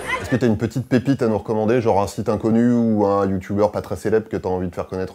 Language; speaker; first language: French; native; French